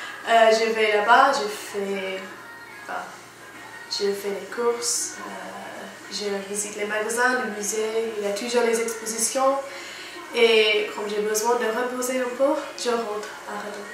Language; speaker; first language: French; non-native, fluent; English